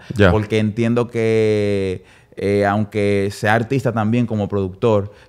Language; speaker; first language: Spanish; native; Spanish